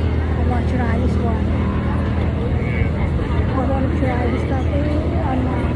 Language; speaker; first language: English; non-native, learner; Khmer